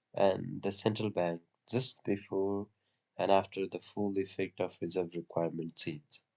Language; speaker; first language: English; non-native, local second language; Nepali